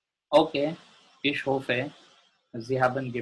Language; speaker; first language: German; non-native, learner; Gujarati